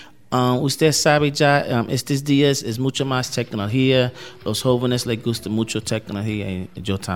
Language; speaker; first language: Spanish; non-native, learner; English